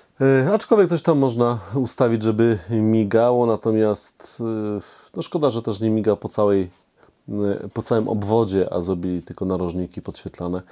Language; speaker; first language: Polish; native; Polish